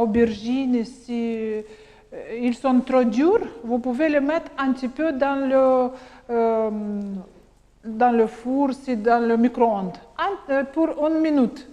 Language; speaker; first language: French; non-native, learner; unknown